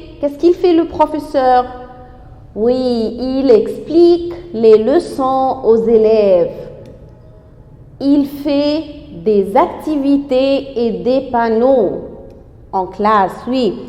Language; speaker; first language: French; non-native, fluent; Arabic